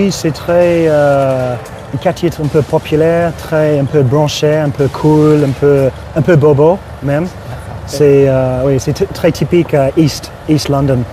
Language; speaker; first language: French; non-native, fluent; English